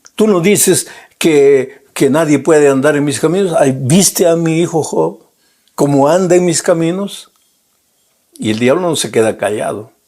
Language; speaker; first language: Spanish; native; Spanish